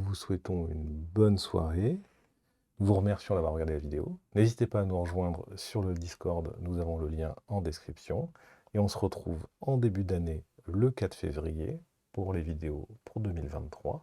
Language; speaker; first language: French; native; French